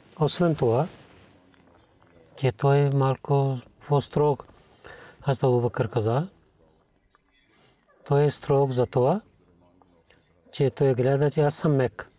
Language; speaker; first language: Bulgarian; non-native, learner; Urdu